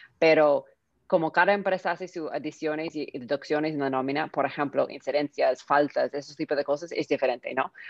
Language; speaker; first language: Spanish; non-native, fluent; English